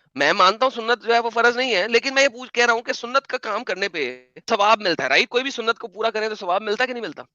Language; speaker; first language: Urdu; non-native, local second language; Punjabi